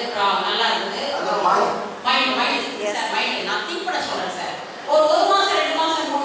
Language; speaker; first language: Tamil; native; Tamil